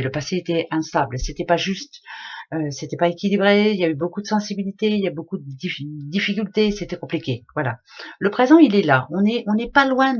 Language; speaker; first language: French; native; French